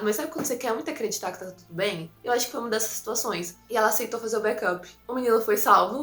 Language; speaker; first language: Portuguese; native; Portuguese